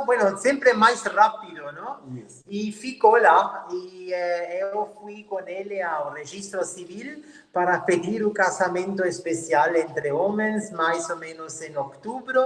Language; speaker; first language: Portuguese; non-native, fluent; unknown